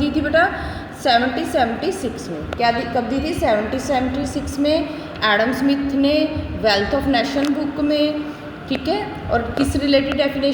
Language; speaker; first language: Hindi; native; Hindi